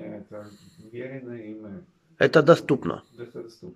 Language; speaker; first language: Russian; native; Russian